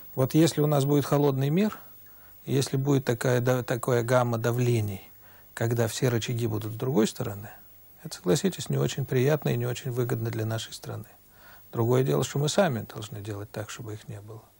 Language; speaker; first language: Russian; native; Russian